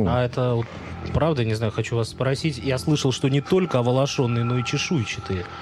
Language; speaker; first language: Russian; native; Russian